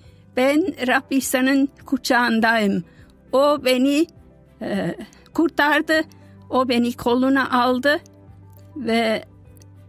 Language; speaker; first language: Turkish; non-native, fluent; German